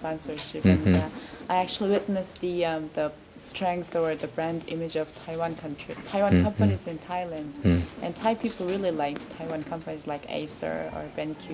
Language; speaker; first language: English; non-native, fluent; Korean